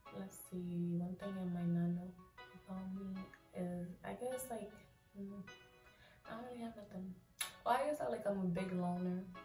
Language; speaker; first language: English; native; English